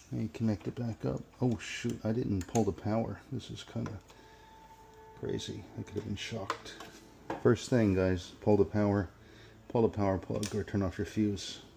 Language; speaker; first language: English; native; English